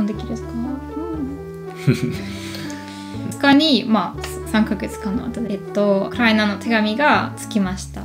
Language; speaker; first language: Japanese; non-native, learner; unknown